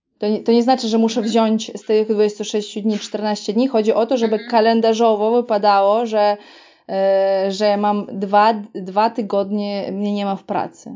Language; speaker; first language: Polish; native; Polish